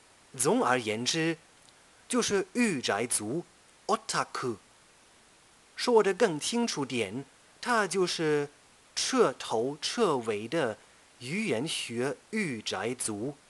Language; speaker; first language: Chinese; non-native, fluent; German